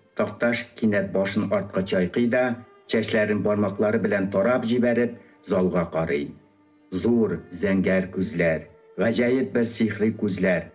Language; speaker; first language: Tatar; early bilingual, heritage; Tatar